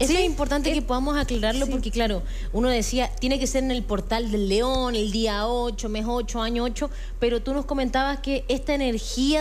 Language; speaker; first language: Spanish; native; Spanish